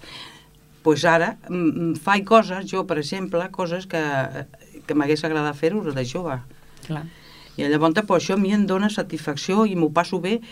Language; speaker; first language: Catalan; native; Catalan